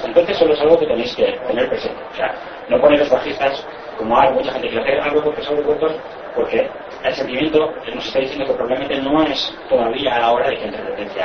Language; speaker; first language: Spanish; native; Spanish